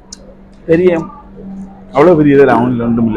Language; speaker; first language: Tamil; native; Tamil